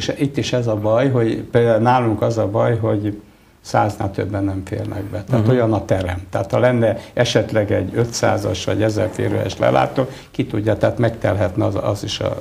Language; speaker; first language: Hungarian; native; Hungarian